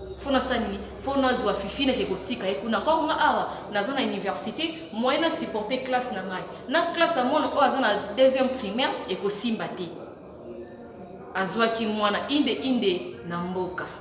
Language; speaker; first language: Lingala; non-native, local second language; Kongo